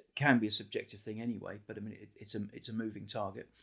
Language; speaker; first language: English; native; English